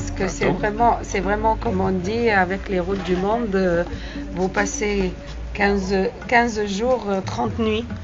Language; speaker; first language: French; non-native, fluent; Arabic